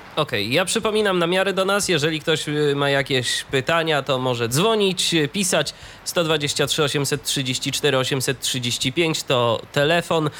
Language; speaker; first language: Polish; native; Polish